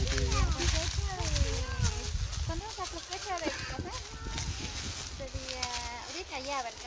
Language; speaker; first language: Spanish; native; Spanish